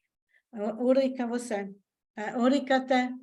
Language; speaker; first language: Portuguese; non-native, learner; Italian